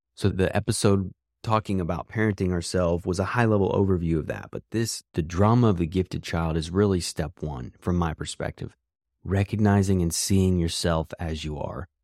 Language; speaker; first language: English; native; English